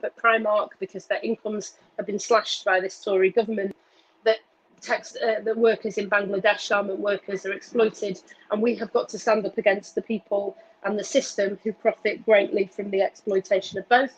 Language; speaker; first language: English; native; English